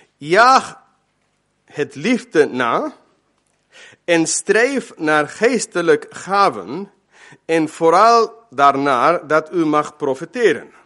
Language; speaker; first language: Dutch; non-native, fluent; Spanish